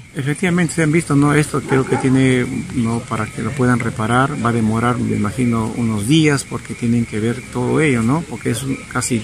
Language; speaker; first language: Spanish; native; Spanish